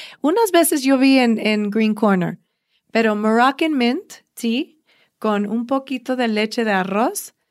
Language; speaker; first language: Spanish; early bilingual, heritage; Spanish